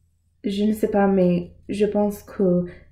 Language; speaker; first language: French; non-native, learner; English